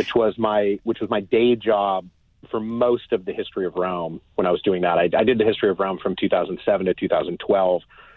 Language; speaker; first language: English; native; English